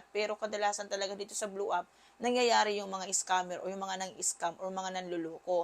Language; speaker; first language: Filipino; native; Filipino